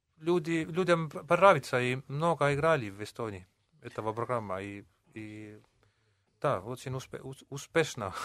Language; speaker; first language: Russian; non-native, local second language; Estonian